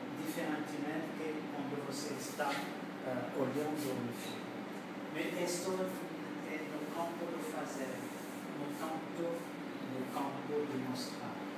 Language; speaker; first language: Portuguese; non-native, fluent; French